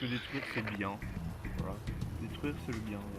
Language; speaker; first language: French; native; French